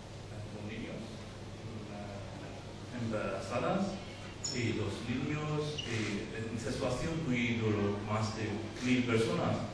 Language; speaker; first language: Spanish; non-native, learner; Urdu